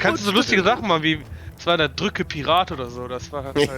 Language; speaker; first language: German; native; German